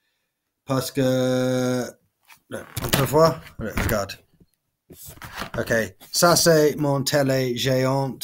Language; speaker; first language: French; non-native, learner; English